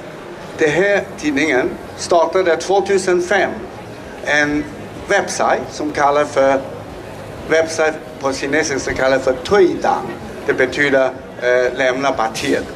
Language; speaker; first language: Swedish; non-native, fluent; Chinese